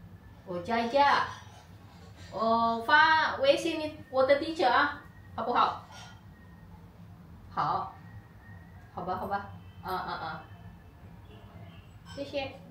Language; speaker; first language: Chinese; non-native, learner; Indonesian